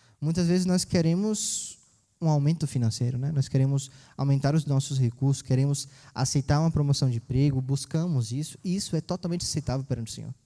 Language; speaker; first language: Portuguese; native; Portuguese